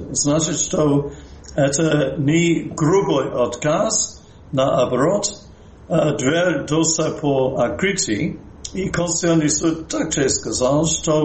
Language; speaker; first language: Russian; non-native, fluent; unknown